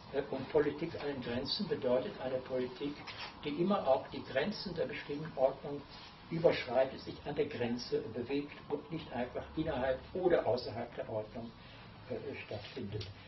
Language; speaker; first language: German; native; German